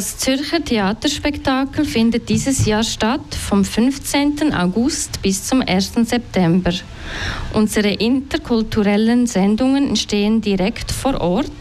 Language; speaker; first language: German; native; German